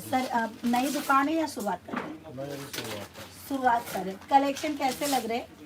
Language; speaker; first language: Hindi; non-native, local second language; Marathi